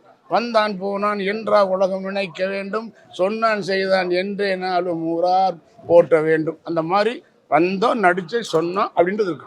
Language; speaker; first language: Tamil; native; Tamil